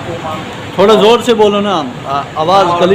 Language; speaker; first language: Hindi; non-native, local second language; Punjabi